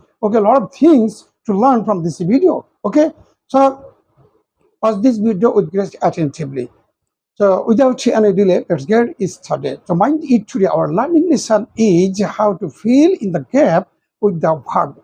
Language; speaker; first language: English; non-native, local second language; Bangla